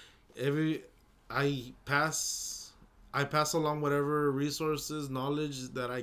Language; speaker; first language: English; early bilingual, other home language; Spanish